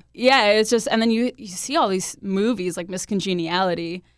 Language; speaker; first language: English; early bilingual, other home language; Hindi